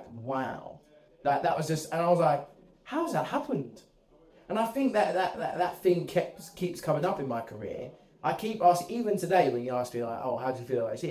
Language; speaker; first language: English; native; English